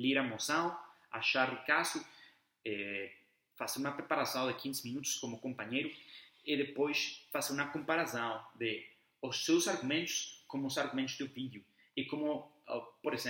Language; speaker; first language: Portuguese; non-native, fluent; Spanish